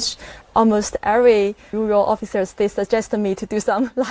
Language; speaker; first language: English; non-native, fluent; Chinese